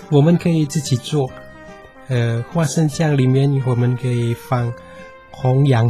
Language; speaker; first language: Chinese; non-native, fluent; Indonesian